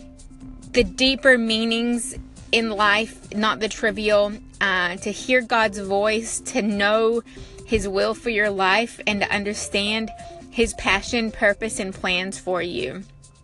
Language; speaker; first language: English; native; English